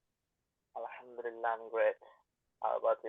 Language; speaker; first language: English; non-native, learner; Bangla